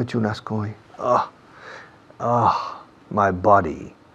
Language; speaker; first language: Spanish; non-native, fluent; English